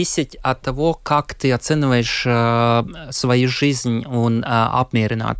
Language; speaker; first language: Russian; non-native, local second language; Latvian